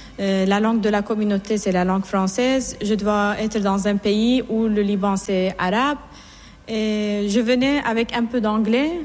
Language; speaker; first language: French; non-native, fluent; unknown